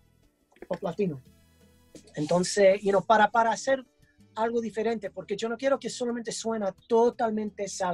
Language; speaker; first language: Spanish; early bilingual, heritage; English